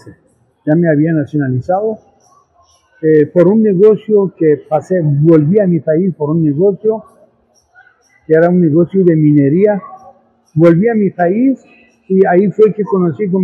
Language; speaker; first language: Spanish; non-native, fluent; Persian